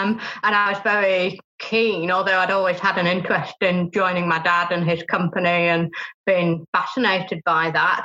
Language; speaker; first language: English; native; English